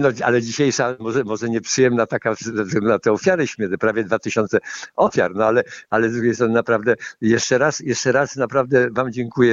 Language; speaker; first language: Polish; native; Polish